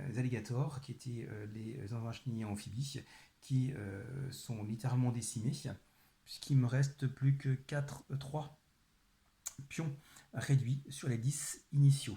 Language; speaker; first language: French; native; French